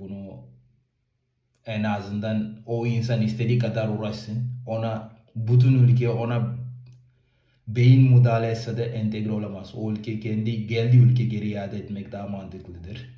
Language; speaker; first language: Turkish; non-native, fluent; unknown